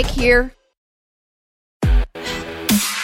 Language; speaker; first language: English; native; English